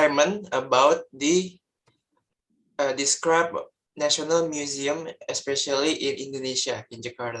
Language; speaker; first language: English; non-native, learner; Indonesian